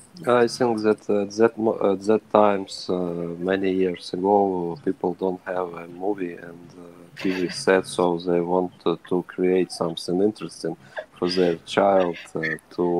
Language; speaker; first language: English; non-native, learner; Ukrainian